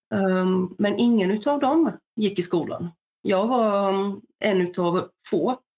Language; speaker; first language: Swedish; early bilingual, other home language; Bosnian